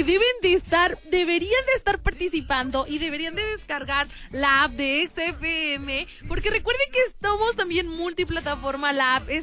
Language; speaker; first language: Spanish; native; Spanish